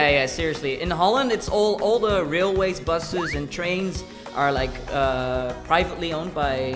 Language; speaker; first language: English; non-native, fluent; Dutch